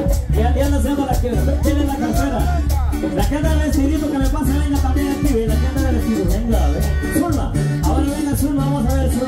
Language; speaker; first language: Spanish; native; Spanish